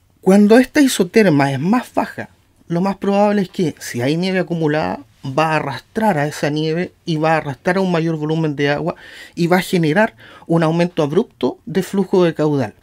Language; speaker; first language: Spanish; native; Spanish